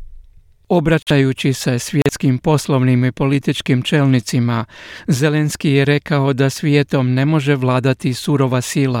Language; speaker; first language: Croatian; native; Croatian